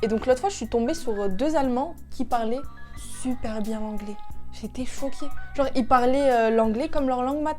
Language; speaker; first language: French; native; French